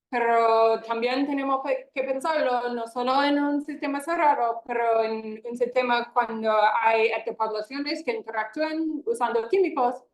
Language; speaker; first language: Spanish; non-native, fluent; English